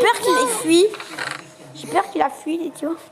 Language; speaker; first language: French; native; French